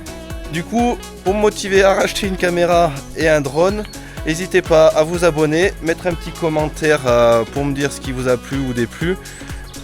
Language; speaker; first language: French; native; French